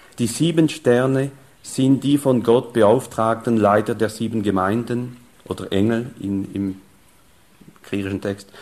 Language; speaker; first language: German; non-native, fluent; French